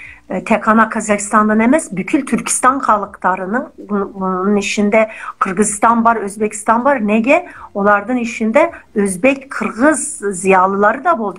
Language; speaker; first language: Kazakh; non-native, fluent; Turkish